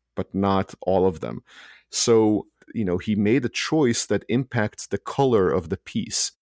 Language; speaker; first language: English; early bilingual, other home language; Hebrew